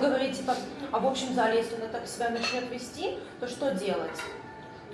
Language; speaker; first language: Russian; native; Russian